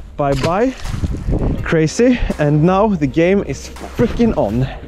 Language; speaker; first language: English; non-native, fluent; Swedish